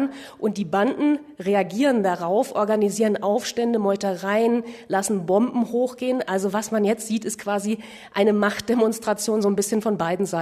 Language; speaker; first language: German; native; German